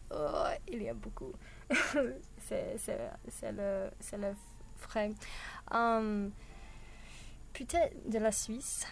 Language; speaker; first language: French; non-native, learner; English